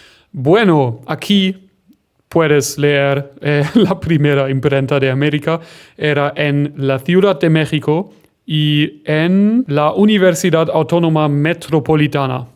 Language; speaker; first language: Spanish; non-native, fluent; German